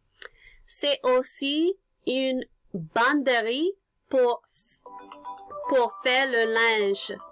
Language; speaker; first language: French; non-native, learner; English